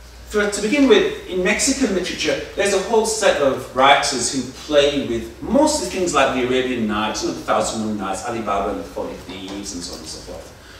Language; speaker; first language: English; native; English